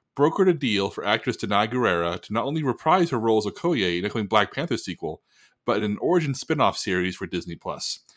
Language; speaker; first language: English; native; English